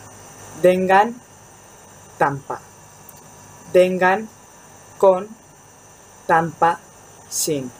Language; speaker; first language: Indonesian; non-native, fluent; Spanish